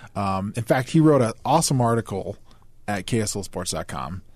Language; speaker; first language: English; native; English